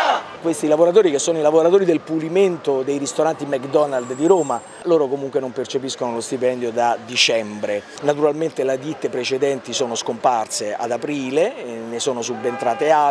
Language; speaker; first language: Italian; native; Italian